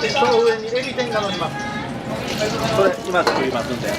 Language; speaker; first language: Japanese; native; Japanese